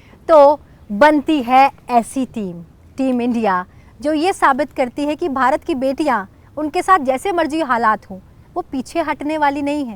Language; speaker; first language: Hindi; native; Hindi